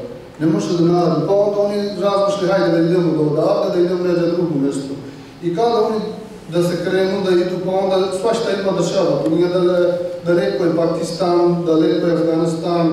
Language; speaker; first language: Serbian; non-native, learner; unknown